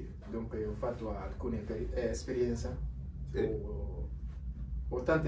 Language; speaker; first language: Italian; non-native, learner; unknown